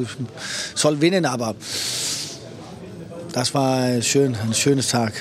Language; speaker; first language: German; non-native, learner; Danish